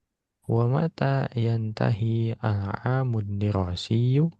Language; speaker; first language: Arabic; non-native, fluent; Indonesian